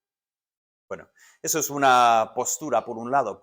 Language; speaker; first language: Spanish; native; Spanish